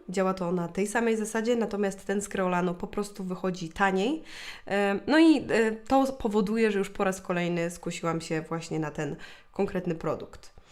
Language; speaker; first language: Polish; native; Polish